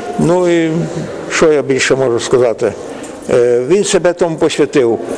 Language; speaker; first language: Ukrainian; native; Ukrainian